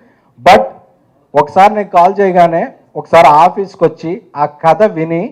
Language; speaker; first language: Telugu; native; Telugu